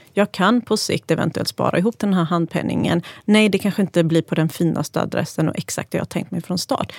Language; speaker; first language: Swedish; early bilingual, other home language; Persian